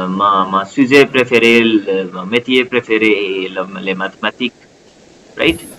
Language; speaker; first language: French; non-native, fluent; Hindi